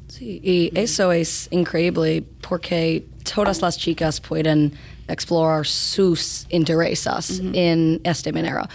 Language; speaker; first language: Spanish; non-native, learner; English